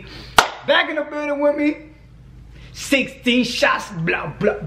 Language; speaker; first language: English; native; English